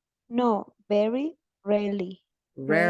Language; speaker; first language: English; non-native, learner; Spanish